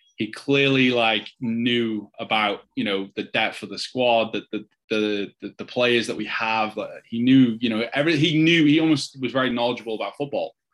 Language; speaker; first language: English; native; English